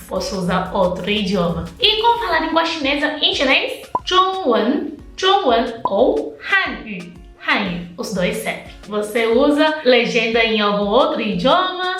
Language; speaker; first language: Portuguese; non-native, fluent; Chinese